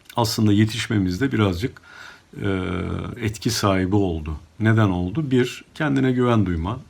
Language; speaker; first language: Turkish; native; Turkish